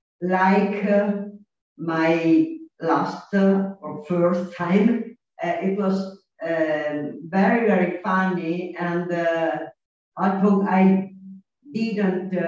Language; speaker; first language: English; non-native, learner; Italian